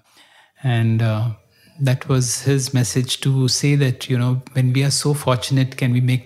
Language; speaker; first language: English; non-native, local second language; Kannada